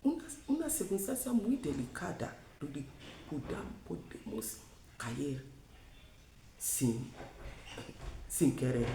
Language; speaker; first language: Spanish; non-native, fluent; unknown